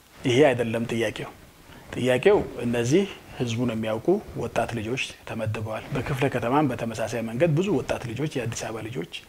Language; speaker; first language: Amharic; non-native, local second language; Wolaytta